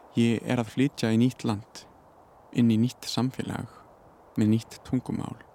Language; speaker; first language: Icelandic; non-native, fluent; German